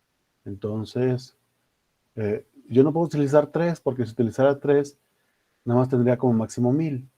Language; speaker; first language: Spanish; native; Spanish